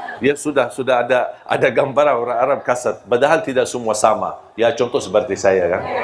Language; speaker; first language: Malay; non-native, fluent; Arabic